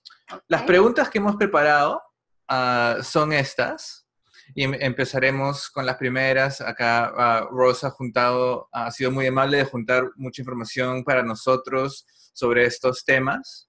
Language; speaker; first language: Spanish; non-native, fluent; English